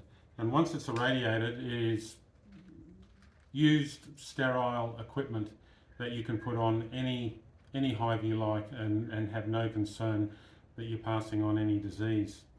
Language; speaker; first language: English; native; English